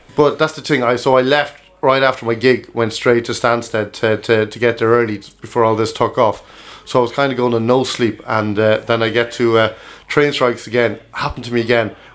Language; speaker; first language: English; native; English